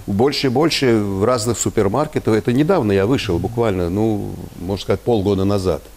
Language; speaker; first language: Russian; non-native, local second language; Armenian